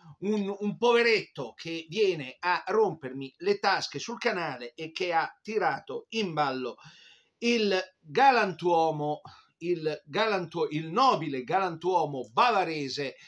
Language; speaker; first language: Italian; native; Italian